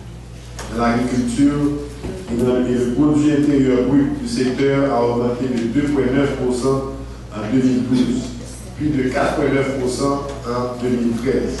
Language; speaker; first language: French; non-native, local second language; Haitian Creole